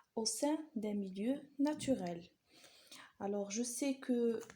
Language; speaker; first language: French; non-native, local second language; Arabic